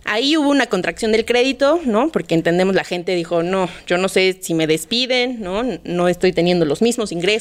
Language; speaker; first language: Spanish; native; Spanish